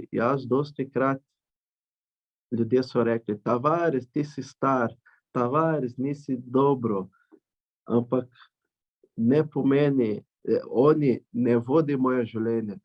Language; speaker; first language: Slovenian; non-native, learner; Portuguese